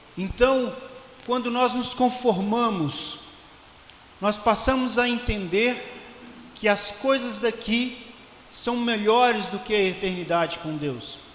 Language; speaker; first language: Portuguese; native; Portuguese